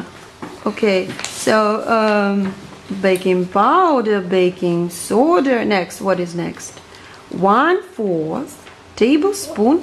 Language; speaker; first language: English; non-native, fluent; Russian